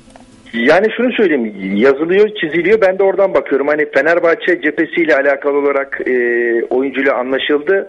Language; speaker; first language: Turkish; native; Turkish